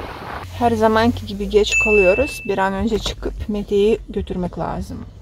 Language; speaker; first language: Turkish; non-native, fluent; Russian